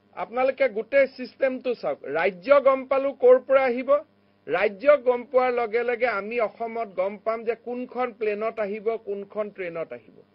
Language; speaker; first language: Assamese; native; Assamese